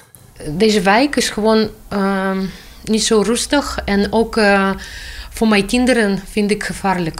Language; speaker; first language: Dutch; non-native, learner; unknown